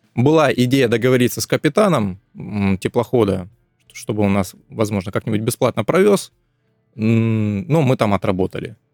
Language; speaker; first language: Russian; native; Russian